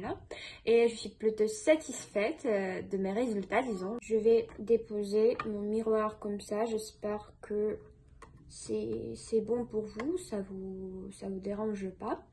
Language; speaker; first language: French; non-native, fluent; Russian